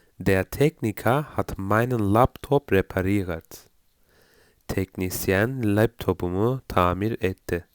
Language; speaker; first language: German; non-native, fluent; Turkish